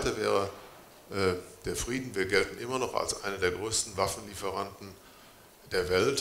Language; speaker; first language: German; native; German